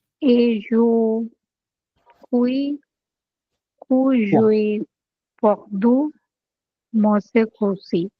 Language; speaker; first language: French; non-native, learner; Bangla